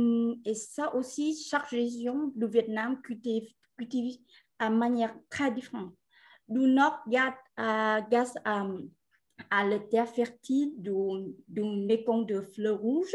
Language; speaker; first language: French; non-native, fluent; Vietnamese